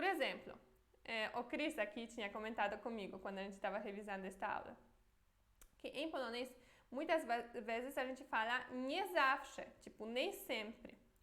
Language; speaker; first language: Portuguese; non-native, fluent; Polish